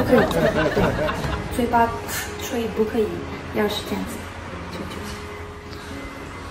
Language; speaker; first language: Chinese; non-native, learner; Ukrainian